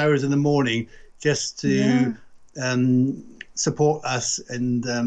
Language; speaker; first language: English; native; English